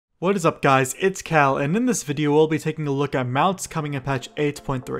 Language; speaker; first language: English; native; English